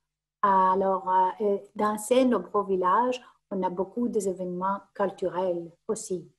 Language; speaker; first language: French; non-native, fluent; Greek